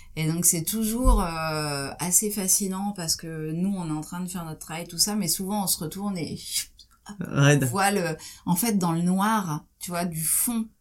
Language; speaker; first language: French; native; French